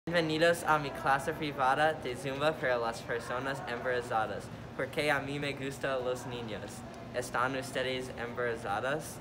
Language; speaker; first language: Spanish; non-native, learner; English